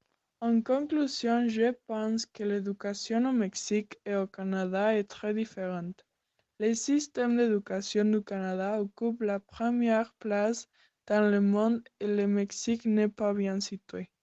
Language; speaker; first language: French; non-native, learner; Spanish